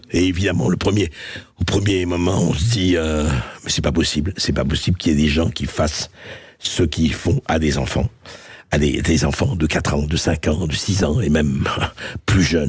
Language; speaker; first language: French; native; French